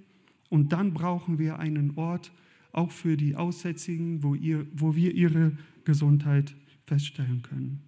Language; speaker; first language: German; native; German